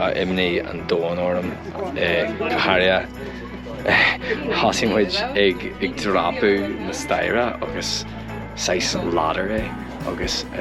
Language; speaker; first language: Irish; non-native, local second language; English